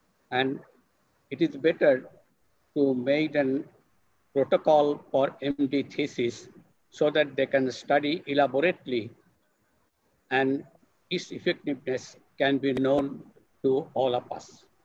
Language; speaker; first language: English; non-native, local second language; Bangla